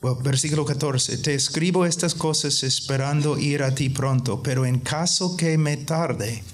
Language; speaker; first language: Spanish; non-native, fluent; English